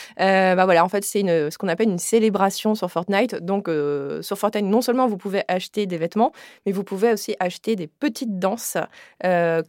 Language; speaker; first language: French; native; French